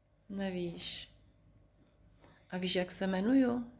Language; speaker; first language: Czech; native; Czech